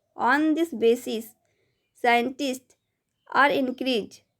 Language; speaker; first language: English; non-native, local second language; Hindi